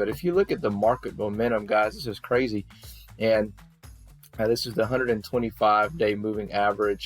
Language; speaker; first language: English; native; English